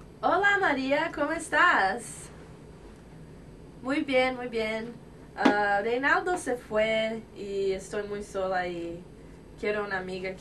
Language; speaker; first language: Spanish; non-native, learner; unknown